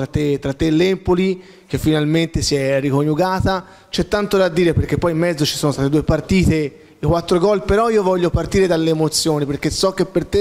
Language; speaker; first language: Italian; native; Italian